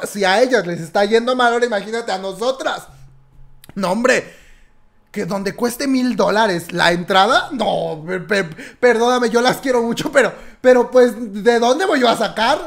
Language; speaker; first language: Spanish; native; Spanish